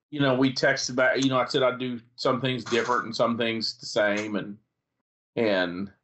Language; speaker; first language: English; native; English